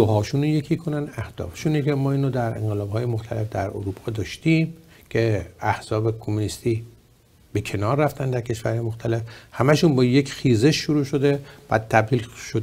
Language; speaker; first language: Persian; native; Persian